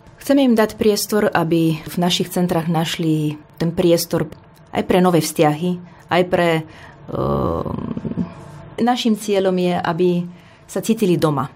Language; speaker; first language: Slovak; non-native, fluent; Romanian